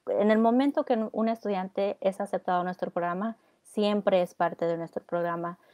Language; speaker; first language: Spanish; early bilingual, heritage; Spanish